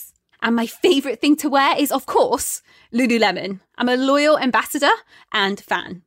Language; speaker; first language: English; native; English